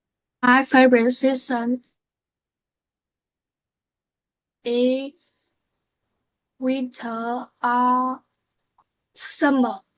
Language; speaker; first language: English; non-native, learner; Vietnamese